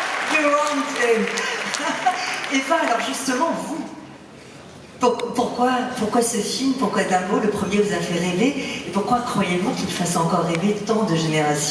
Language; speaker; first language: French; native; French